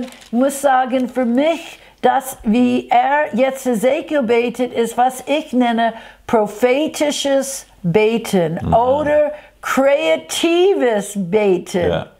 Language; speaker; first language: German; non-native, fluent; English